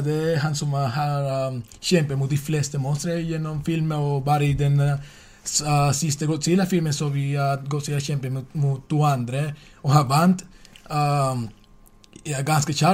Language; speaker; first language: Norwegian; non-native, learner; Swedish